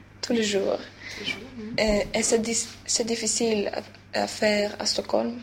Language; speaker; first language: French; non-native, learner; Swedish